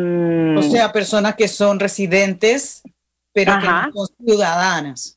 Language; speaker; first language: Spanish; native; Spanish